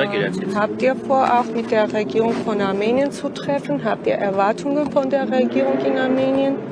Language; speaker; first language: German; non-native, fluent; Armenian